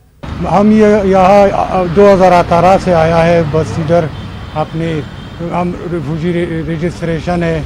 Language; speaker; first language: Hindi; non-native, learner; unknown